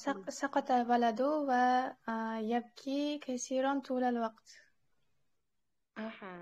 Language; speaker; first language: Arabic; non-native, learner; Uzbek